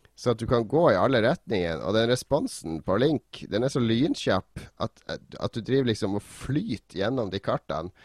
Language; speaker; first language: Norwegian; native; Norwegian